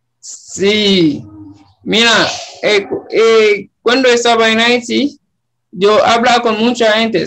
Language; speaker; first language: Spanish; non-native, learner; Haitian Creole